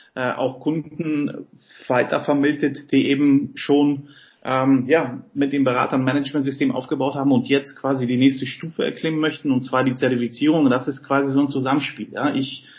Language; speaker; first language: German; early bilingual, other home language; Polish